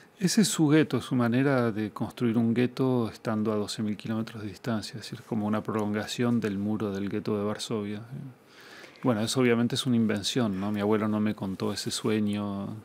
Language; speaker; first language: Spanish; native; Spanish